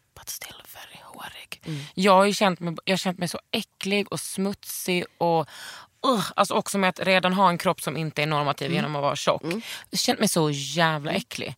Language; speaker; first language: Swedish; early bilingual, other home language; Persian